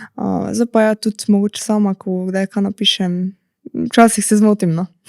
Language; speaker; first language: Slovenian; native; Slovenian